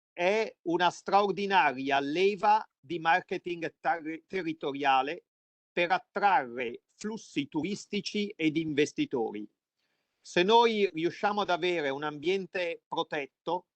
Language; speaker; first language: Italian; native; Italian